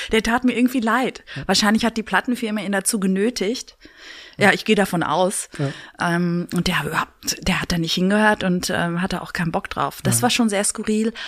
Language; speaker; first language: German; early bilingual, other home language; Greek